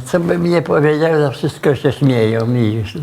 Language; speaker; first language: Polish; native; Polish